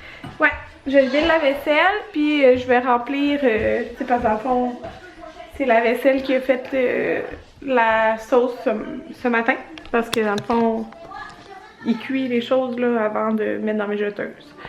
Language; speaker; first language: French; native; French